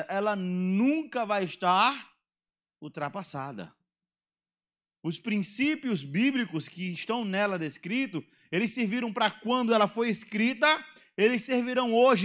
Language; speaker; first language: Portuguese; native; Portuguese